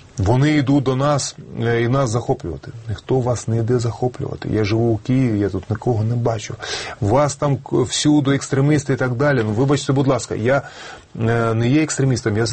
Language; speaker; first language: Ukrainian; non-native, local second language; Russian